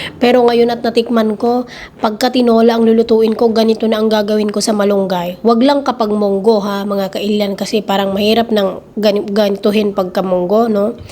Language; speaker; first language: Filipino; non-native, local second language; Iloko